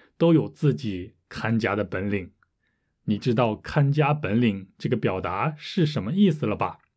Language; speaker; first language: Chinese; native; Chinese